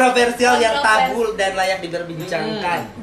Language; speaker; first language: Indonesian; native; Indonesian